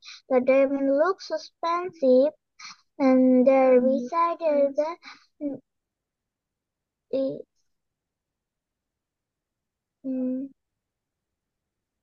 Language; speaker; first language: English; non-native, learner; Bangla